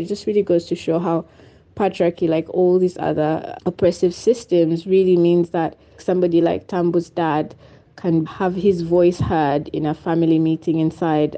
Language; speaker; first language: English; non-native, local second language; Ganda